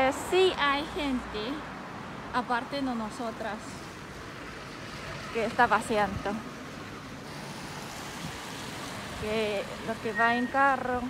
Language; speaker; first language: Spanish; non-native, fluent; Chinese